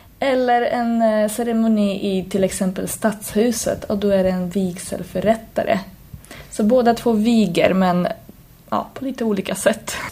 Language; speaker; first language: Swedish; native; Swedish